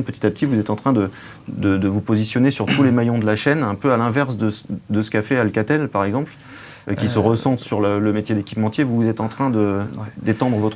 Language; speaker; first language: French; native; French